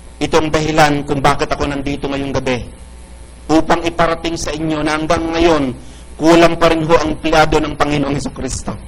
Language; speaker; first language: Filipino; non-native, local second language; Iloko